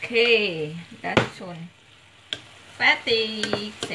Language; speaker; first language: German; non-native, learner; Thai